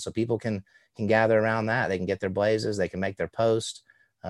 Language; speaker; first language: English; native; English